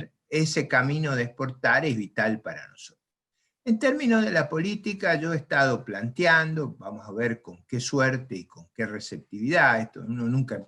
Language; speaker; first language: Spanish; native; Spanish